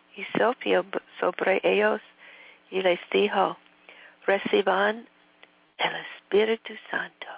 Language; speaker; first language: Spanish; non-native, learner; English